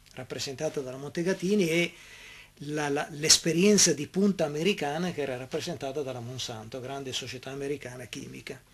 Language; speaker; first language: Italian; native; Italian